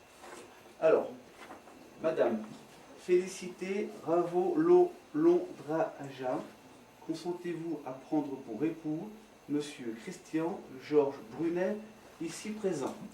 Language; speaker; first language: French; native; French